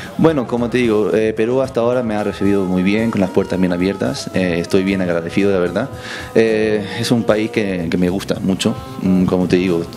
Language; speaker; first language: Spanish; early bilingual, other home language; English